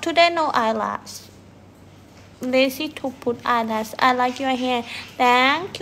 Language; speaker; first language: English; non-native, learner; Thai